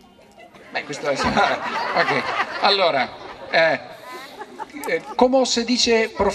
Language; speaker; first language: Italian; native; Italian